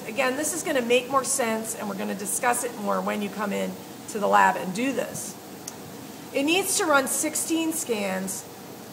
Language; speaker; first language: English; native; English